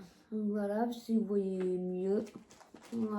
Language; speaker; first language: French; native; French